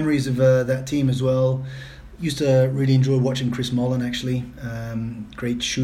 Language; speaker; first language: English; non-native, fluent; Dutch